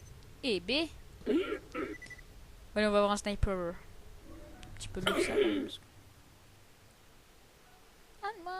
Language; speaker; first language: French; native; French